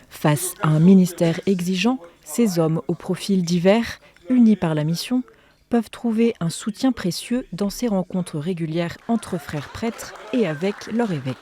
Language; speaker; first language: French; native; French